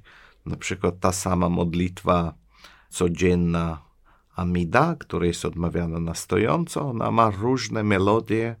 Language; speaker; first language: Polish; non-native, fluent; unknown